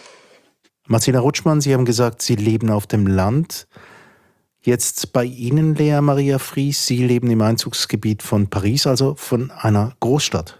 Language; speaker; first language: German; native; German